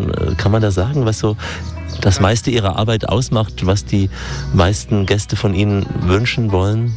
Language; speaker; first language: German; native; German